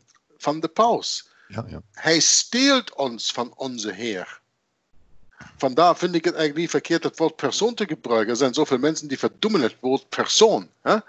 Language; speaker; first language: Dutch; native; Dutch